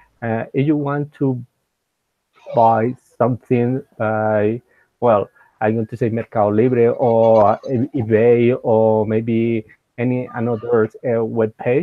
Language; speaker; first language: English; non-native, learner; Spanish